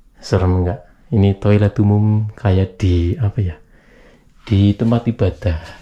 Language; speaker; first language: Indonesian; native; Indonesian